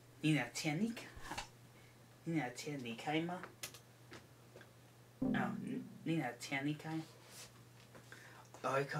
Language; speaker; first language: Chinese; non-native, learner; English